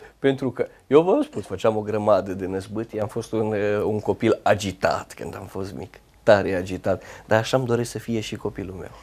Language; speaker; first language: Romanian; native; Romanian